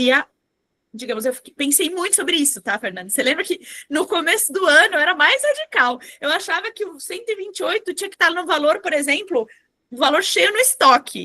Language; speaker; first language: Portuguese; native; Portuguese